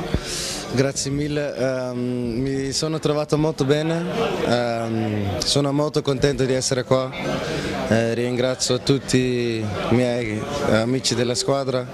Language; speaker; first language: Italian; non-native, fluent; Dutch